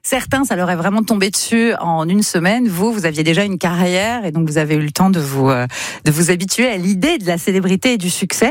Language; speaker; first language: French; native; French